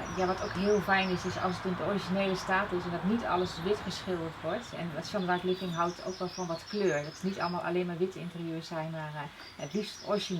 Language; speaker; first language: Dutch; native; Dutch